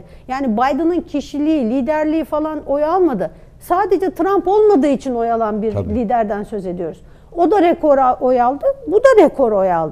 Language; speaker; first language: Turkish; native; Turkish